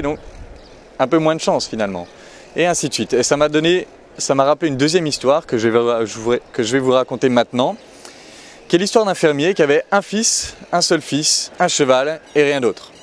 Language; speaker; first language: French; native; French